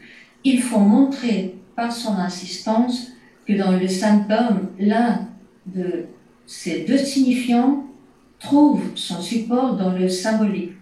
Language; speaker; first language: French; native; French